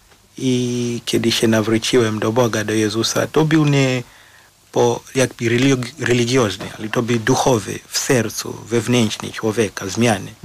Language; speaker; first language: Polish; non-native, fluent; Shona